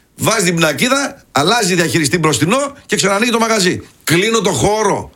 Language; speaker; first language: Greek; early bilingual, heritage; Greek